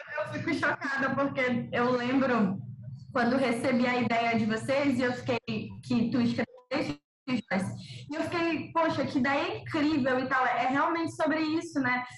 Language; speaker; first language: Portuguese; native; Portuguese